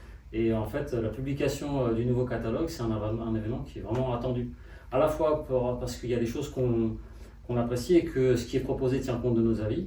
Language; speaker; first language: French; native; French